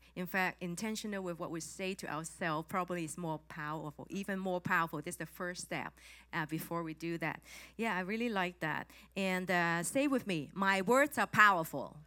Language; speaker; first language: English; non-native, local second language; Cantonese